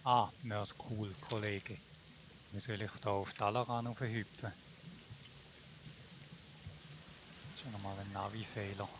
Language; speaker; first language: German; native; German